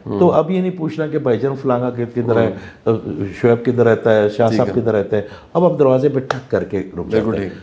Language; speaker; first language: Urdu; non-native, local second language; Punjabi